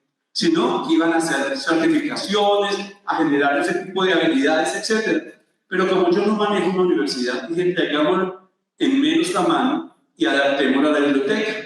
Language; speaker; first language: Spanish; native; Spanish